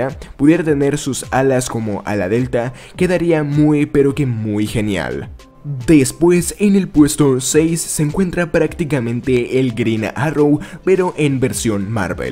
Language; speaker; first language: Spanish; native; Spanish